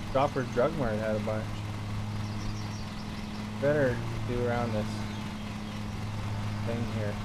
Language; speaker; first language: English; native; English